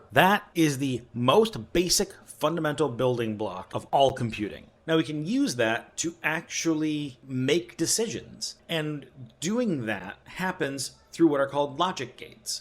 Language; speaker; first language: English; native; English